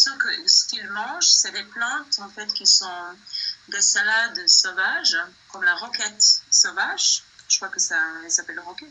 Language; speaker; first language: French; non-native, fluent; Bosnian